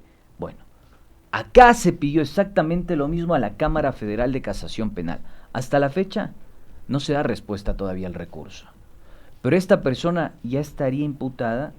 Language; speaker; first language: Spanish; native; Spanish